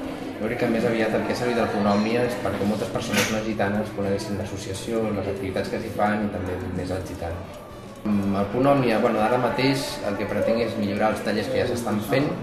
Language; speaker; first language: Catalan; native; Catalan